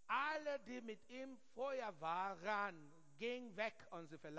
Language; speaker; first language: German; non-native, learner; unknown